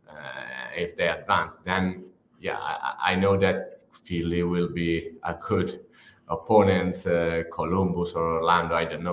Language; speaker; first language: English; non-native, fluent; Italian